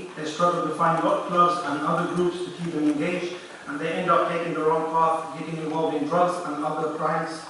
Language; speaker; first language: English; early bilingual, other home language; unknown